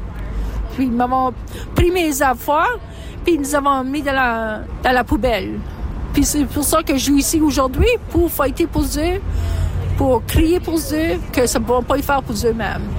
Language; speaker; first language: French; native; French